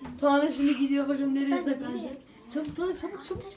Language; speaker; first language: Turkish; native; Turkish